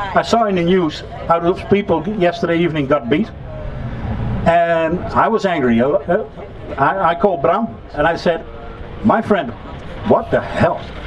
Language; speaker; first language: English; non-native, fluent; Dutch